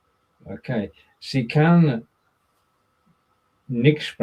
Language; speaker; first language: German; non-native, learner; English